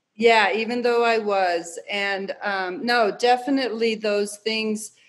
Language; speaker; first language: English; native; English